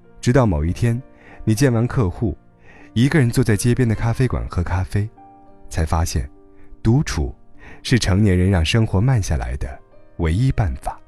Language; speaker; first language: Chinese; native; Chinese